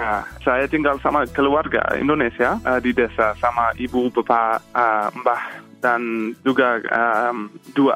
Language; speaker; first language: Indonesian; non-native, fluent; English